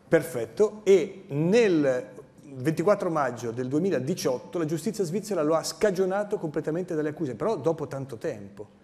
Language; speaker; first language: Italian; native; Italian